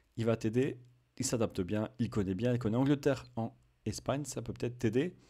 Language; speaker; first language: French; native; French